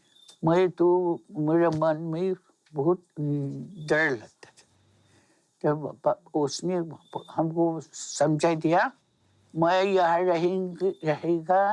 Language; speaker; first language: Hindi; non-native, local second language; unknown